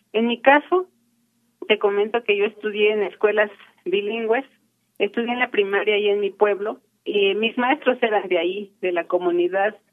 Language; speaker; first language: Spanish; non-native, local second language; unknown